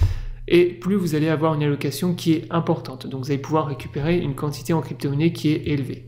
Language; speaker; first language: French; native; French